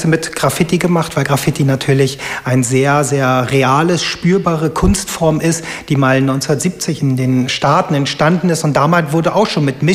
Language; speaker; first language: German; native; German